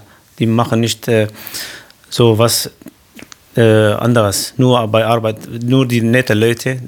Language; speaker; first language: German; non-native, learner; Arabic